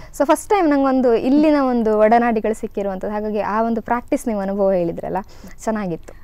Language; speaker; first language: Kannada; native; Kannada